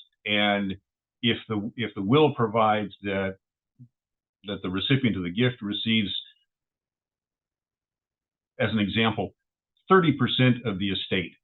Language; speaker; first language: English; native; English